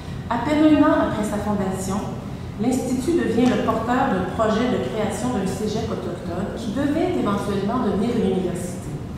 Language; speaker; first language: French; native; French